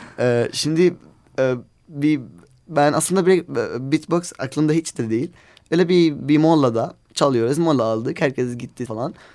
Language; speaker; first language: Turkish; non-native, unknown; Arabic